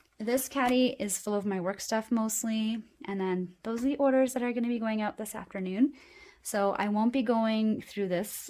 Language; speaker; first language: English; native; English